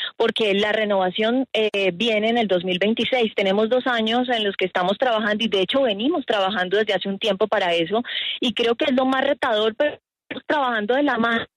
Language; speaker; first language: Spanish; native; Spanish